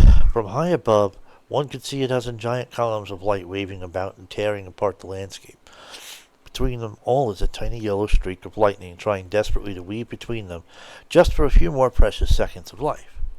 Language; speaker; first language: English; native; English